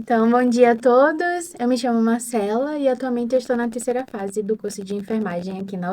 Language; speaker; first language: Portuguese; native; Portuguese